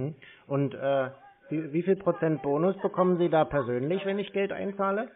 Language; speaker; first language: German; native; German